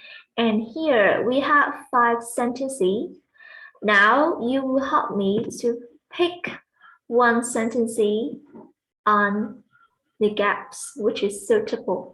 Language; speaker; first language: English; non-native, fluent; Vietnamese